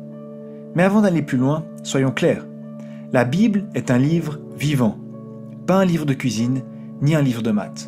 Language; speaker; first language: French; native; French